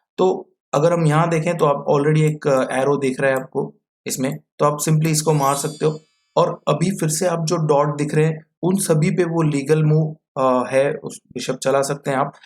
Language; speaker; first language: Hindi; non-native, local second language; Marathi